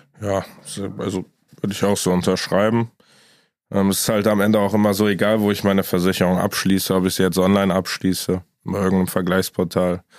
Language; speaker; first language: German; native; German